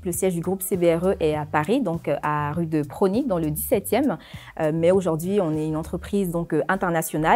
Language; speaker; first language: French; native; French